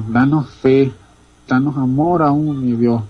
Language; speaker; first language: Spanish; native; Spanish